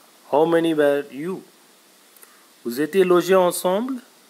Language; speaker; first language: English; non-native, local second language; Tamil